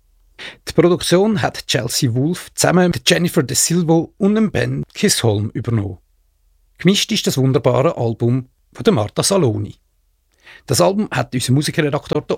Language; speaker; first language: German; native; German